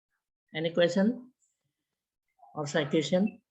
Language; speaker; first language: English; non-native, learner; Indonesian